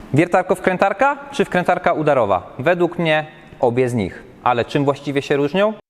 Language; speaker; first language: Polish; native; Polish